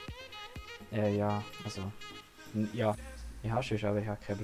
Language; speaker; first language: German; native; German